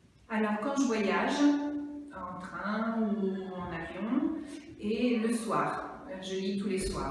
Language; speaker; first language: French; non-native, fluent; Italian